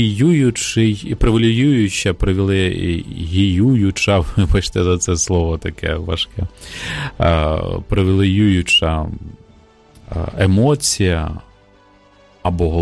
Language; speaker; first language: Ukrainian; native; Ukrainian